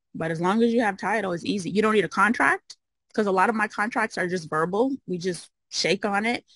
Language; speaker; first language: English; native; English